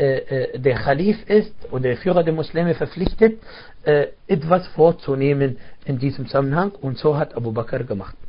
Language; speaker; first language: German; non-native, fluent; Arabic